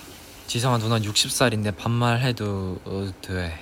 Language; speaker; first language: Korean; native; Korean